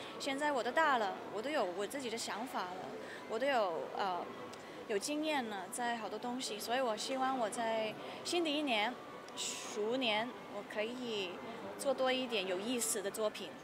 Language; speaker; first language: Chinese; early bilingual, heritage; Cantonese